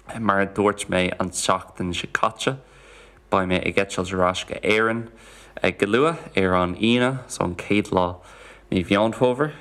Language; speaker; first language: Irish; non-native, local second language; English